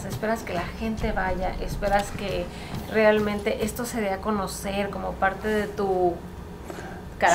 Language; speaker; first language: Spanish; native; Spanish